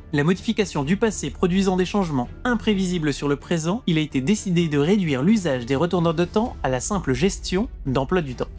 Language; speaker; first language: French; native; French